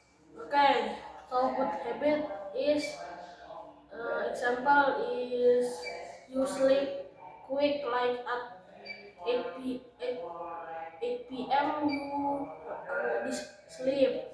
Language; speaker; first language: English; non-native, learner; Indonesian